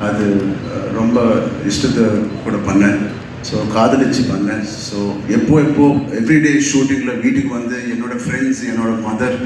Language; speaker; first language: Tamil; non-native, learner; Telugu